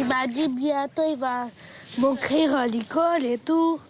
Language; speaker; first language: French; early bilingual, other home language; Romanian